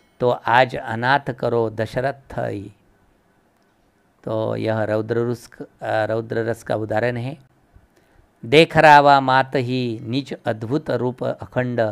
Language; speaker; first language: Hindi; non-native, local second language; Marathi